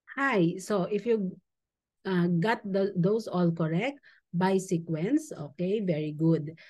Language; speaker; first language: English; non-native, local second language; Filipino